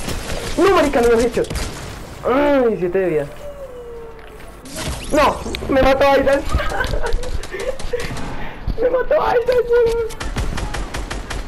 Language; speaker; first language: Spanish; native; Spanish